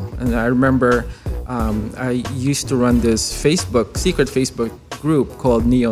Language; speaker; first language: English; non-native, local second language; Filipino